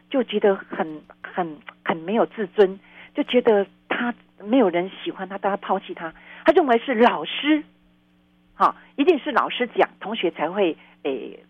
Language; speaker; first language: Chinese; non-native, local second language; Hakka Chinese